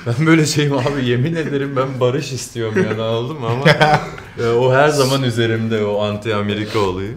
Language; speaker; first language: Turkish; early bilingual, heritage; Turkish